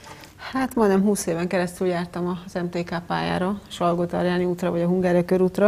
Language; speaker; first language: Hungarian; native; Hungarian